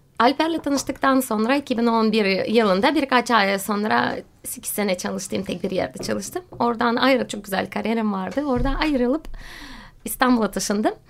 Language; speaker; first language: Turkish; non-native, fluent; Russian